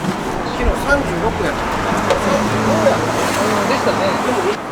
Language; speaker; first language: Japanese; native; Japanese